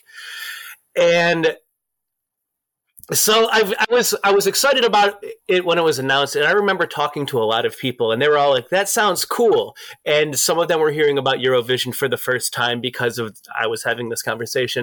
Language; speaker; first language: English; native; English